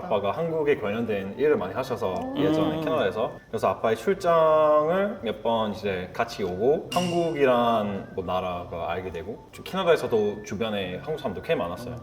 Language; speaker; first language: Korean; non-native, fluent; English